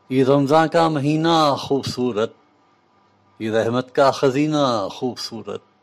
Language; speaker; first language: Urdu; native; Urdu